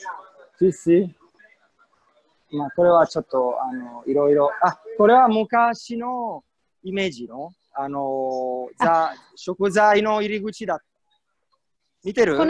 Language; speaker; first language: Japanese; non-native, fluent; Italian